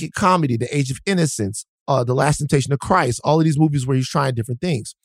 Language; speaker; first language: English; native; English